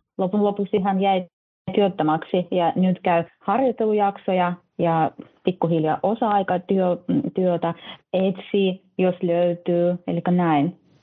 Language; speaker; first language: Finnish; non-native, fluent; Russian